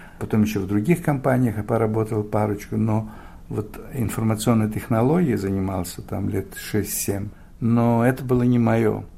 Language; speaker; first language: Russian; non-native, fluent; Greek